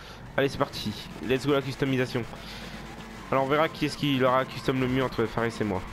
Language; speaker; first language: French; native; French